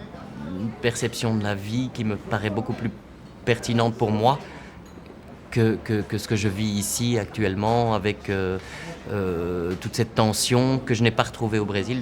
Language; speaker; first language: French; non-native, fluent; Portuguese